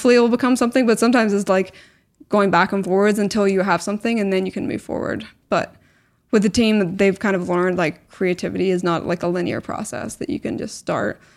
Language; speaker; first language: English; native; English